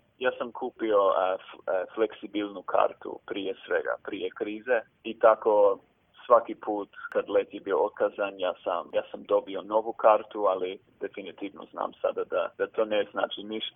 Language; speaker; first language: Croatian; early bilingual, heritage; English